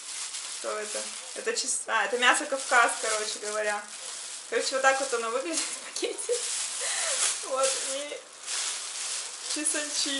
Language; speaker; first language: Russian; native; Russian